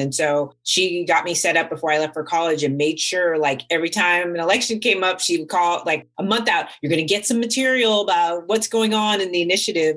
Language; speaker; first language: English; native; English